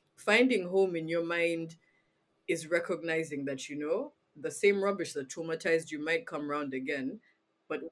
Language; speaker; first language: English; non-native, local second language; Ganda